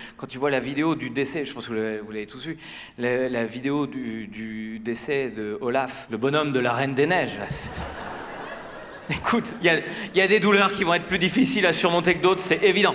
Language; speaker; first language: French; native; French